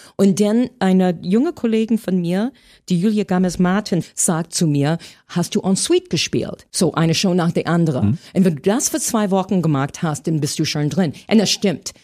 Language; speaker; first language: German; non-native, fluent; English